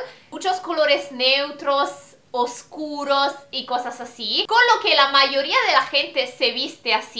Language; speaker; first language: Spanish; non-native, fluent; Italian